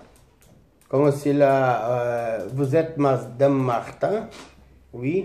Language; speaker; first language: French; non-native, learner; Portuguese